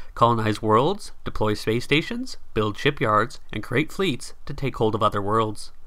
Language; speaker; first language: English; native; English